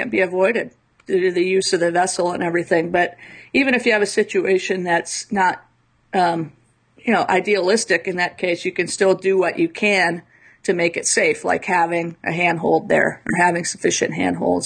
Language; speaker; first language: English; native; English